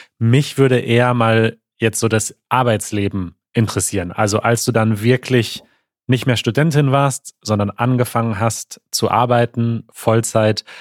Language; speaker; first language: German; native; German